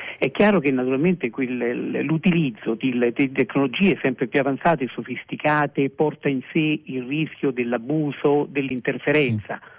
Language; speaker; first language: Italian; native; Italian